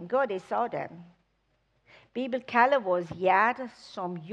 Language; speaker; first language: Danish; non-native, fluent; English